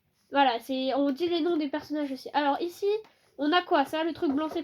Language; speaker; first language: French; native; French